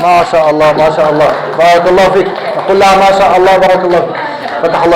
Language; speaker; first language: Arabic; native; Arabic